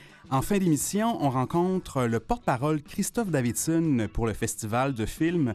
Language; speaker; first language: French; native; French